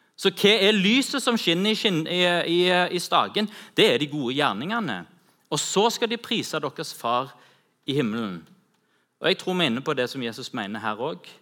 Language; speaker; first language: Norwegian; native; Norwegian